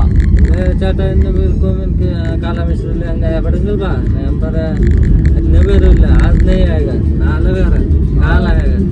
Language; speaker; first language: Malayalam; non-native, learner; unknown